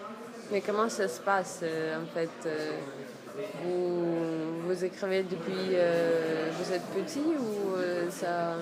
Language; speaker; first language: French; non-native, fluent; Russian